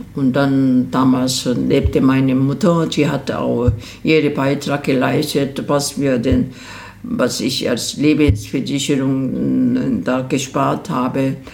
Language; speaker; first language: German; non-native, fluent; Korean